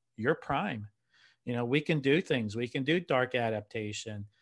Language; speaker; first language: English; native; English